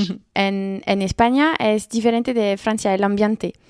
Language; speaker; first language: Spanish; non-native, learner; French